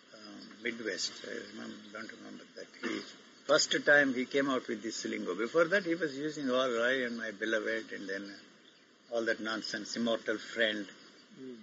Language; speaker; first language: English; non-native, local second language; Telugu